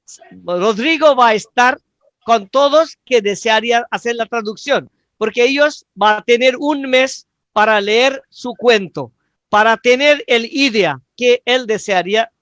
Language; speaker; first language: Spanish; non-native, fluent; Bangla